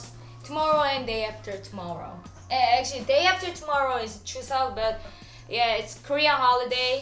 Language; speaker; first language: English; non-native, learner; Korean